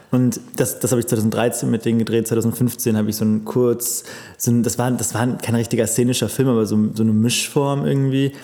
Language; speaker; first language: German; native; German